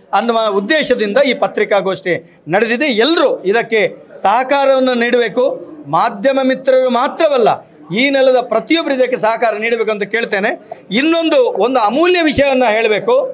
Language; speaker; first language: Kannada; non-native, local second language; Tulu